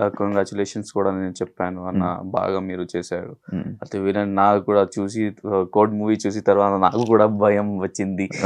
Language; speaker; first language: Telugu; non-native, local second language; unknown